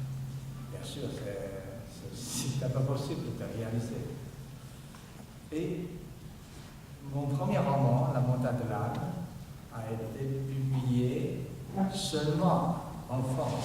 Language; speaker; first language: French; non-native, fluent; Chinese